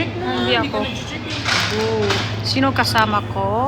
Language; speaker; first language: Filipino; non-native, learner; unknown